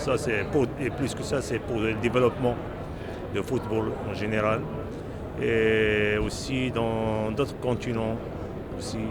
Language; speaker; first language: French; non-native, local second language; Arabic